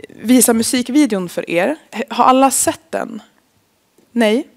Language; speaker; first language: Swedish; native; Swedish